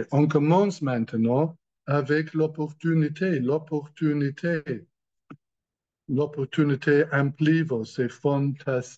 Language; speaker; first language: French; non-native, learner; English